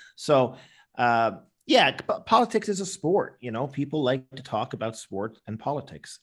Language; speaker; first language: English; native; English